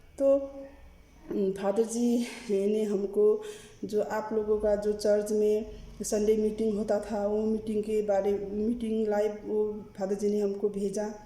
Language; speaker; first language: Hindi; non-native, learner; Nepali